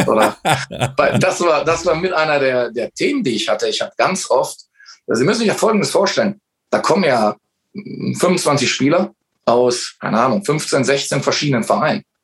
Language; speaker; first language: German; native; German